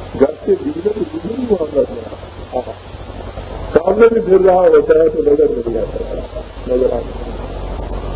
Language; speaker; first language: Urdu; native; Urdu